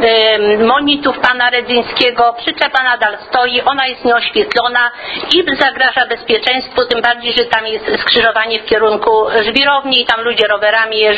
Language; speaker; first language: Polish; native; Polish